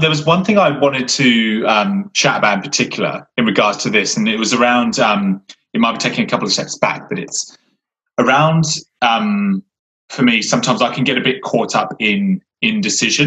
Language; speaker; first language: English; native; English